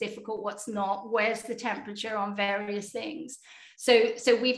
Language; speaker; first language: English; native; English